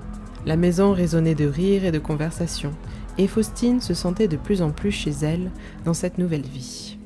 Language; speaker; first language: French; native; French